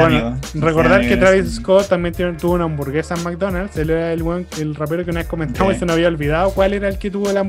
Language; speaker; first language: Spanish; native; Spanish